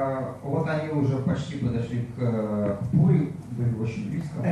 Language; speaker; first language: Russian; native; Russian